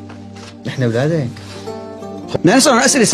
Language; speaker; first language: Arabic; native; Arabic